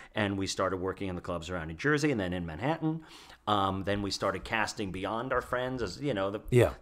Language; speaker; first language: English; native; English